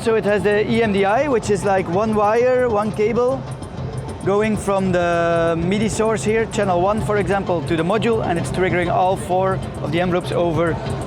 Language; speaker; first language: English; non-native, fluent; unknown